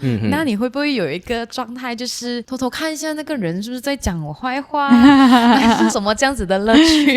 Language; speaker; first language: Chinese; non-native, local second language; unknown